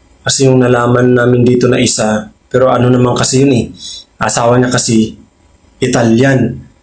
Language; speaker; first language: Filipino; native; Filipino